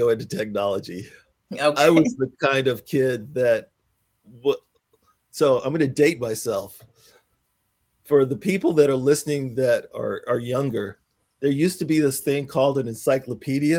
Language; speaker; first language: English; native; English